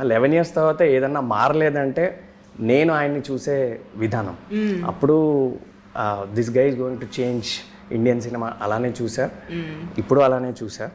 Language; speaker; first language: Telugu; native; Telugu